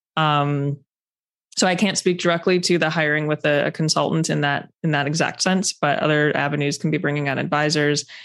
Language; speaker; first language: English; native; English